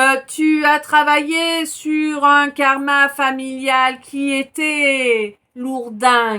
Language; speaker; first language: French; native; French